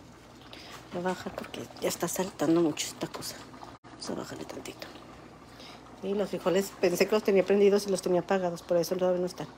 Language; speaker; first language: Spanish; native; Spanish